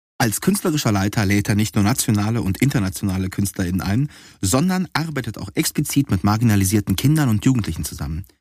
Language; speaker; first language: German; native; German